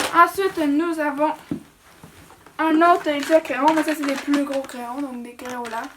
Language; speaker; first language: French; native; French